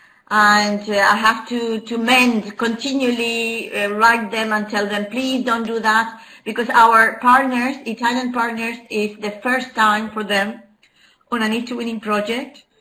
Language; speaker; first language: English; non-native, fluent; Spanish